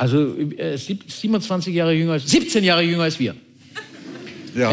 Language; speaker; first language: German; native; German